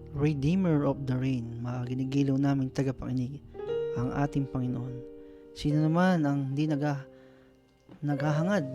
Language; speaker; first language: Filipino; native; Filipino